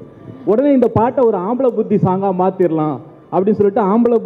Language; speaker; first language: Tamil; native; Tamil